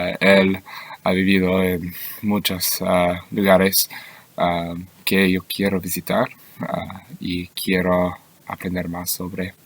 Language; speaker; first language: Spanish; non-native, learner; English